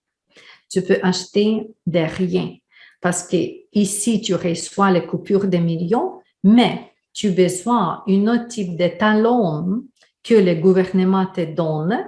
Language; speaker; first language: French; non-native, fluent; Ukrainian